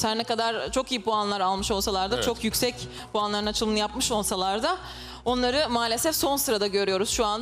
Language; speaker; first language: Turkish; native; Turkish